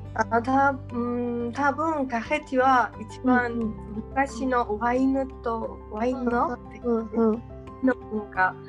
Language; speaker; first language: Japanese; non-native, learner; Georgian